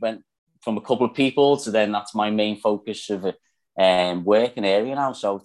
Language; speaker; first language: English; native; English